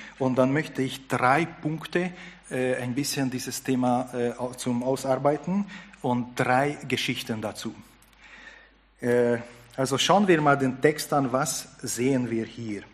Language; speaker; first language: German; non-native, fluent; Hungarian